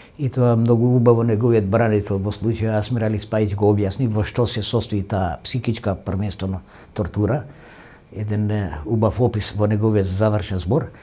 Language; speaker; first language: Macedonian; non-native, local second language; Albanian